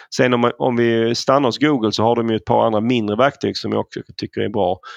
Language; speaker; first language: Swedish; native; Swedish